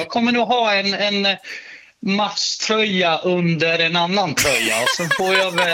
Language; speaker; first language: Swedish; early bilingual, other home language; Bosnian